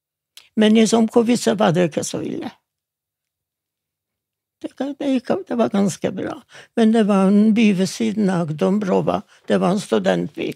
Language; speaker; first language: Norwegian; non-native, fluent; Yiddish